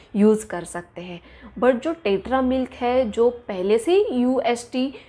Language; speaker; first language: Hindi; non-native, local second language; Marathi